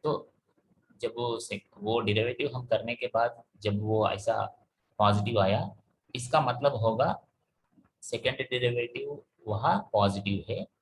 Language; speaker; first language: Hindi; non-native, local second language; Telugu